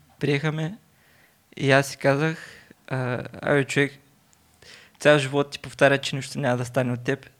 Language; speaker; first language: Bulgarian; non-native, local second language; Turkish